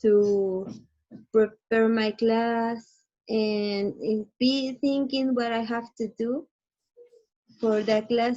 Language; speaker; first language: English; non-native, learner; Spanish